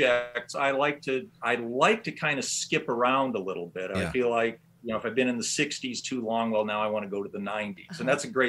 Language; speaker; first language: English; native; English